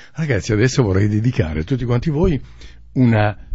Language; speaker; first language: Italian; native; Italian